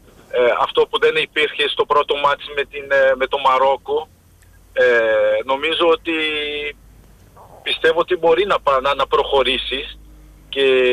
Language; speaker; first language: Greek; non-native, fluent; Portuguese